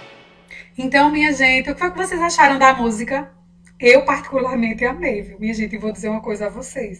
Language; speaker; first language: Portuguese; native; Portuguese